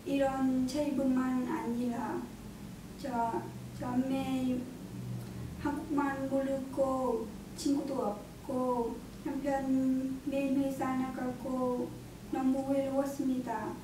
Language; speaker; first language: Korean; non-native, learner; Vietnamese